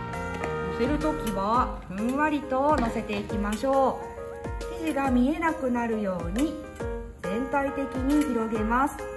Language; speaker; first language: Japanese; native; Japanese